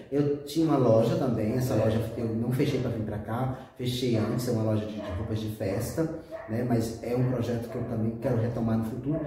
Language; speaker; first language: Portuguese; native; Portuguese